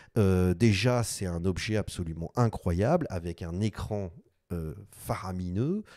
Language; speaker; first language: French; native; French